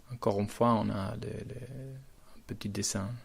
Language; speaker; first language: French; non-native, learner; Spanish